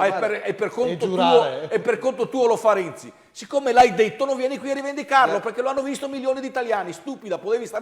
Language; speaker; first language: Italian; native; Italian